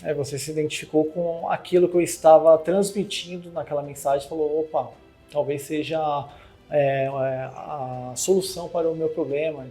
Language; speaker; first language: Portuguese; native; Portuguese